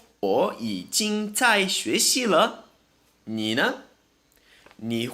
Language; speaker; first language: Chinese; non-native, learner; Portuguese